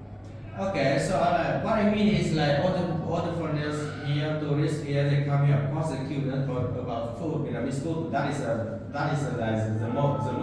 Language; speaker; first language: English; non-native, learner; Vietnamese